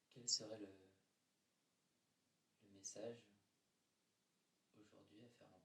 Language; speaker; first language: French; native; French